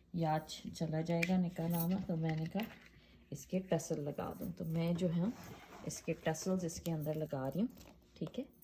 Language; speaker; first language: Urdu; native; Urdu